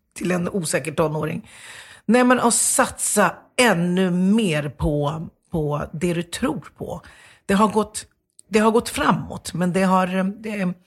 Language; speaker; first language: Swedish; native; Swedish